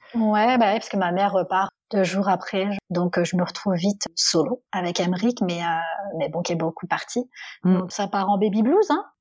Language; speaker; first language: French; native; French